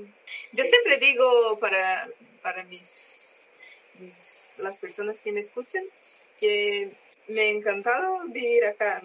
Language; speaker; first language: Spanish; non-native, learner; Portuguese